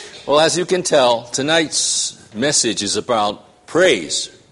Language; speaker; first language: English; native; English